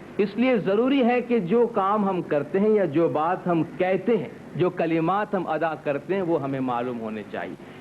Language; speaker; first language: Urdu; non-native, local second language; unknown